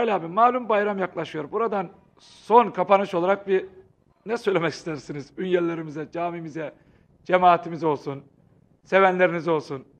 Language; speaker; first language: Turkish; native; Turkish